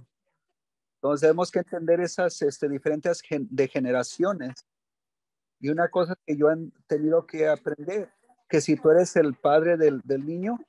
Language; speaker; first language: Spanish; early bilingual, heritage; English